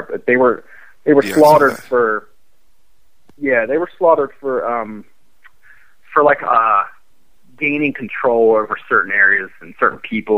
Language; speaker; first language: English; native; English